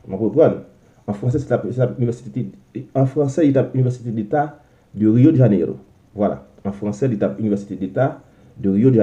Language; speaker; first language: French; non-native, local second language; Haitian Creole